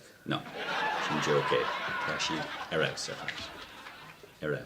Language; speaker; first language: Irish; non-native, local second language; English